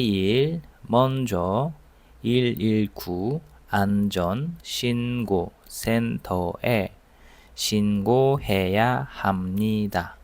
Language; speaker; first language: Korean; non-native, fluent; Russian